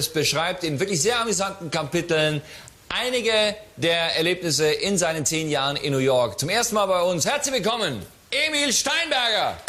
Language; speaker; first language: German; native; German